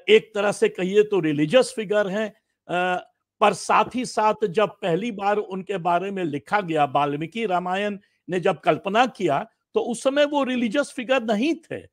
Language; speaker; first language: Hindi; native; Hindi